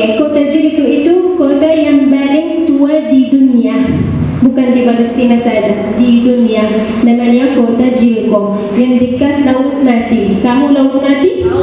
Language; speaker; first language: Indonesian; non-native, learner; Arabic